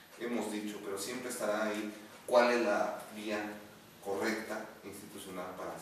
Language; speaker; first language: Spanish; native; Spanish